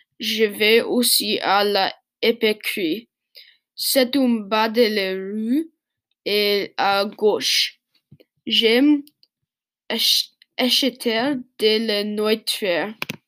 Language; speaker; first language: French; non-native, learner; English